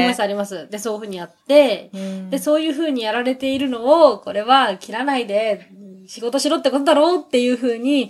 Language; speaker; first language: Japanese; native; Japanese